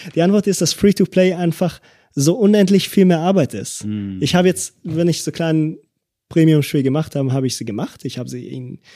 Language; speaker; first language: German; early bilingual, other home language; Hebrew